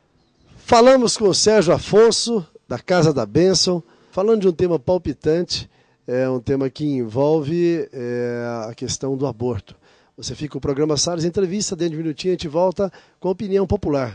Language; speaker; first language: Portuguese; native; Portuguese